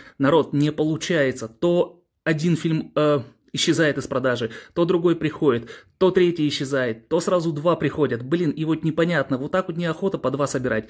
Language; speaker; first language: Russian; early bilingual, heritage; Russian